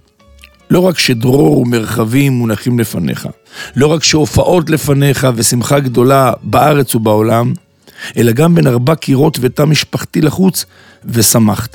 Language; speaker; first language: Hebrew; native; Hebrew